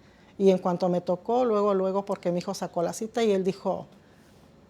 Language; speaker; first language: Spanish; native; Spanish